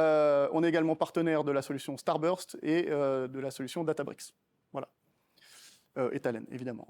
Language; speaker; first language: French; native; French